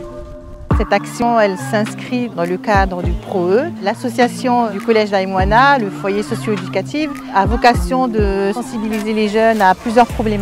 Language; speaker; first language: French; native; French